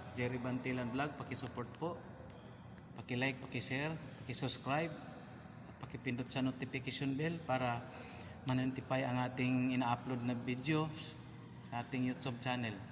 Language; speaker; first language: Filipino; non-native, local second language; Cebuano